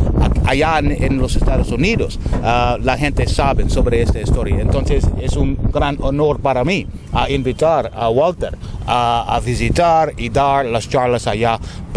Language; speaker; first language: Spanish; non-native, fluent; English